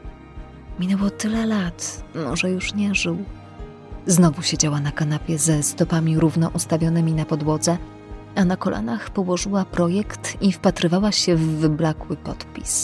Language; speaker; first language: Polish; native; Polish